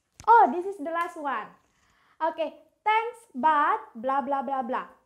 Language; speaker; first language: English; non-native, fluent; Indonesian